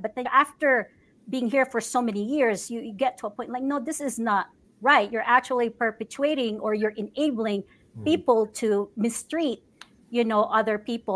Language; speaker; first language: English; non-native, local second language; Cebuano